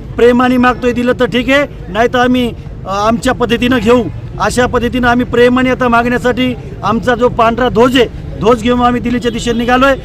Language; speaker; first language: Marathi; non-native, local second language; Lambadi